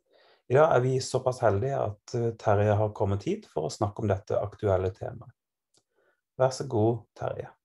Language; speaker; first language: Norwegian; native; Norwegian